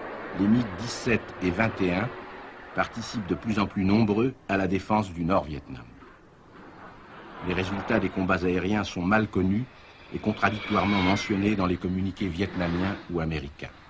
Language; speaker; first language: French; native; French